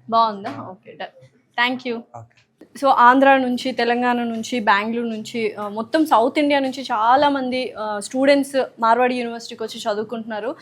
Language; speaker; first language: Telugu; native; Telugu